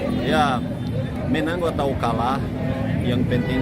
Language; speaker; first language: Indonesian; non-native, fluent; Portuguese